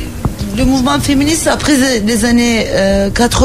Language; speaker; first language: French; non-native, learner; Turkish